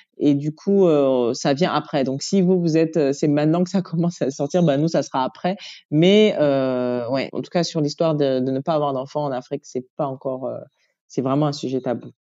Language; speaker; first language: French; native; French